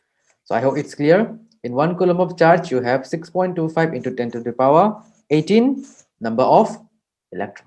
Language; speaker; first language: English; non-native, local second language; Hindi